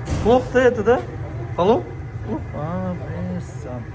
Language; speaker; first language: Russian; non-native, local second language; Kazakh